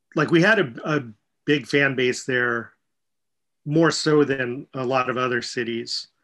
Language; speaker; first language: English; native; English